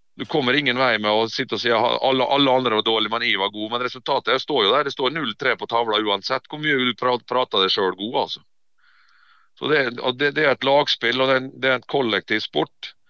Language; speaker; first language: Norwegian; native; Norwegian